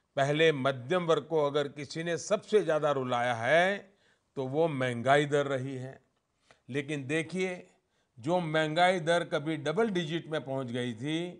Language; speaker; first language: Hindi; non-native, local second language; Gujarati